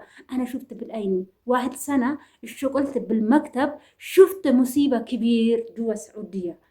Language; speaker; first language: Arabic; non-native, learner; Oromo